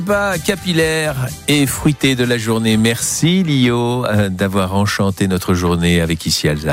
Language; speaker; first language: French; native; French